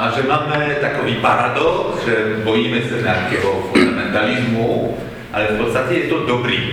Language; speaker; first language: Czech; non-native, fluent; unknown